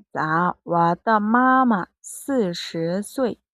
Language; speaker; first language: Chinese; non-native, fluent; Mongolian